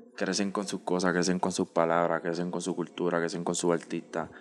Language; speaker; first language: Spanish; native; Spanish